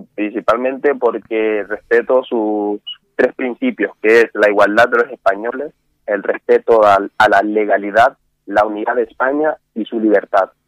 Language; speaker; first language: Spanish; non-native, fluent; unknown